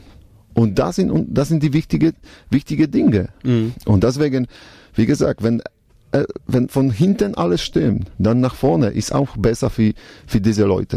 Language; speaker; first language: German; non-native, learner; Polish